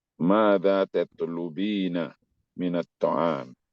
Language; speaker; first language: Arabic; non-native, fluent; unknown